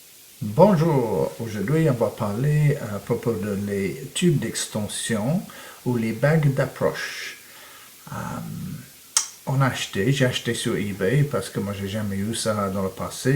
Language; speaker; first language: French; non-native, fluent; English